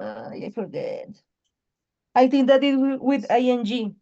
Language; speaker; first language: English; non-native, learner; Spanish